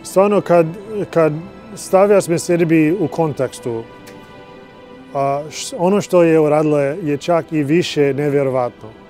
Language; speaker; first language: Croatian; non-native, learner; English